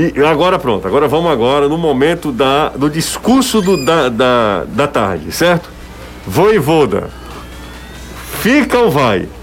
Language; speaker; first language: Portuguese; native; Portuguese